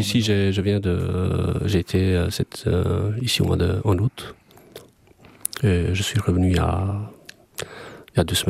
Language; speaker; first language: French; non-native, fluent; Albanian